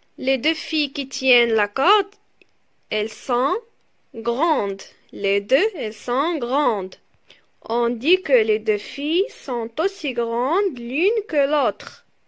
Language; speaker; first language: French; non-native, local second language; Arabic